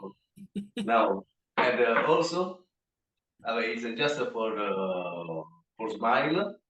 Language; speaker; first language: English; non-native, learner; Italian